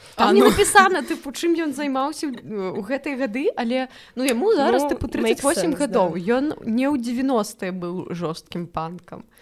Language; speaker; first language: Belarusian; non-native, local second language; Russian